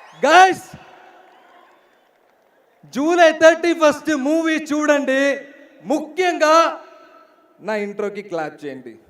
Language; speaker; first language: Telugu; non-native, learner; Malayalam